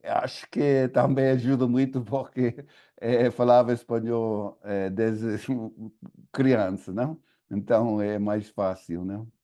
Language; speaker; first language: Portuguese; non-native, fluent; English